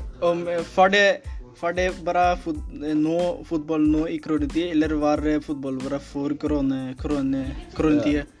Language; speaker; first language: Norwegian; non-native, learner; Spanish